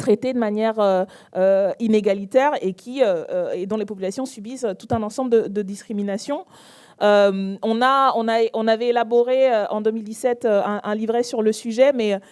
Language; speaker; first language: French; native; French